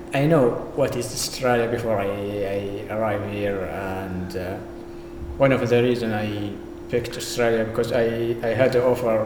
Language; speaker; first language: English; non-native, fluent; Arabic